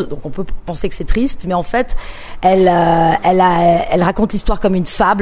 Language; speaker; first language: French; native; French